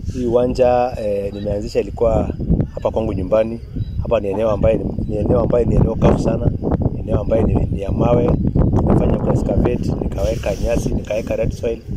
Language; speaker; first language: Swahili; non-native, local second language; Masai